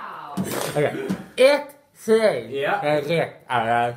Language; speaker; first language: Swedish; non-native, learner; English